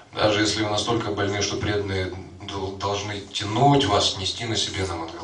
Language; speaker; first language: Russian; native; Russian